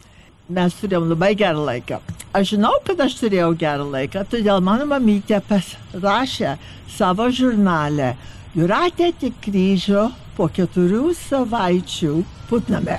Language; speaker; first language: Lithuanian; early bilingual, heritage; Lithuanian